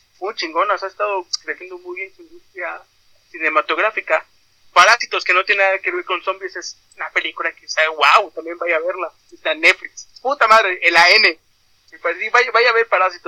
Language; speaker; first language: Spanish; native; Spanish